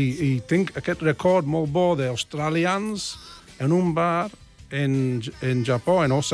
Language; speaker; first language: Catalan; non-native, fluent; English